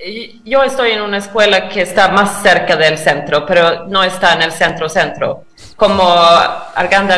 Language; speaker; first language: Spanish; non-native, fluent; Swedish